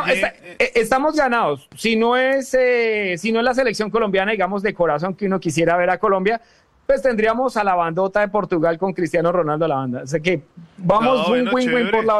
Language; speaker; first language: Spanish; native; Spanish